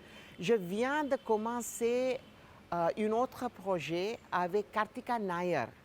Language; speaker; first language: French; non-native, fluent; Gujarati